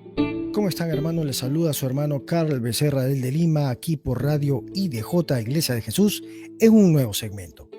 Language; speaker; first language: Spanish; native; Spanish